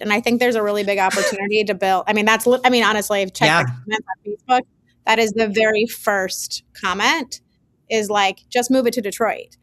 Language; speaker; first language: English; native; English